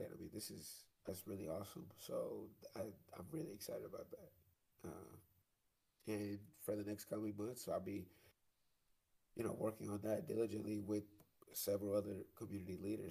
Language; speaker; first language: English; native; English